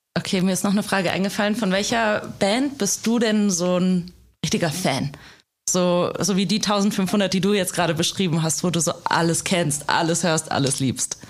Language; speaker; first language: German; native; German